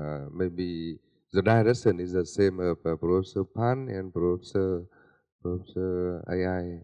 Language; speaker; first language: English; non-native, learner; Vietnamese